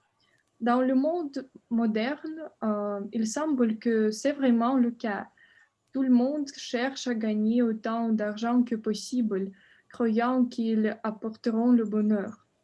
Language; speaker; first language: French; non-native, learner; Russian